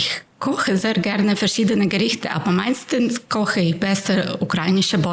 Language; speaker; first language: German; non-native, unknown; Ukrainian